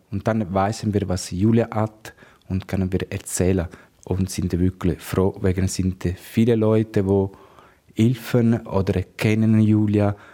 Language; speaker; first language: German; non-native, learner; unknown